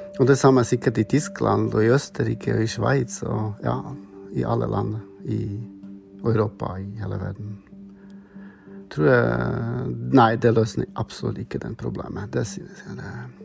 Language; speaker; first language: Norwegian; non-native, fluent; Slovak